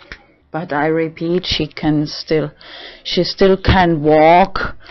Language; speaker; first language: English; non-native, learner; German